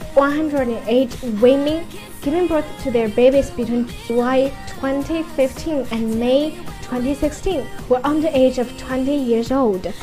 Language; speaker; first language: English; non-native, fluent; Chinese